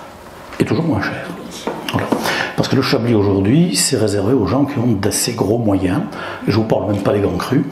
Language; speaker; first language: French; native; French